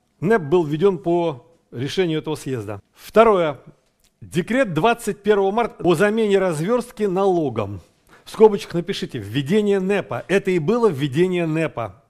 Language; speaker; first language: Russian; native; Russian